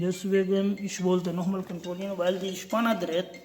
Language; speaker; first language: German; non-native, learner; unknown